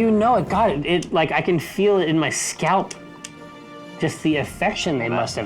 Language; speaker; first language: English; native; English